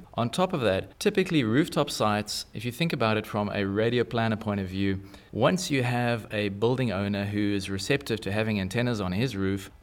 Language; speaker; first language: English; native; English